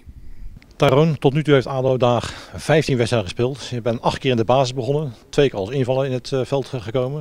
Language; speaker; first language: Dutch; native; Dutch